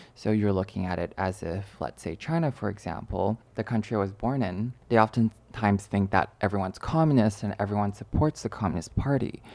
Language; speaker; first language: English; early bilingual, other home language; Chinese